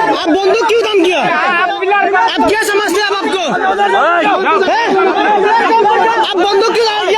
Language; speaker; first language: Hindi; non-native, learner; Bangla